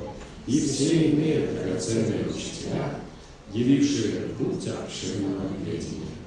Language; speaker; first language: Russian; native; Russian